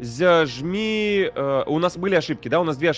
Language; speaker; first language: Russian; native; Russian